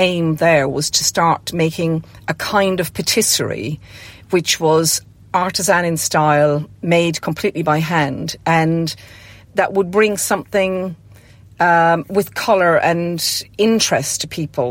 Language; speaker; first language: English; native; English